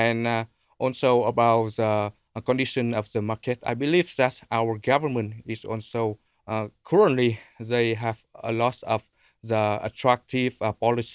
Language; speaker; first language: English; non-native, learner; Vietnamese